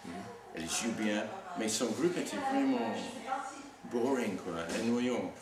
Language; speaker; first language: French; non-native, fluent; English